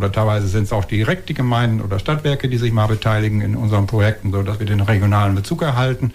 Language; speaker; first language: German; native; German